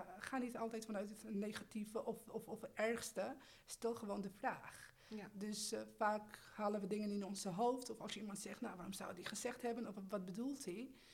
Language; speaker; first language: Dutch; early bilingual, other home language; Albanian